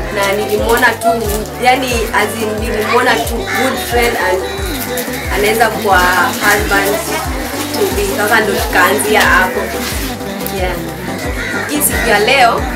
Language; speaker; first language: Swahili; non-native, local second language; Giryama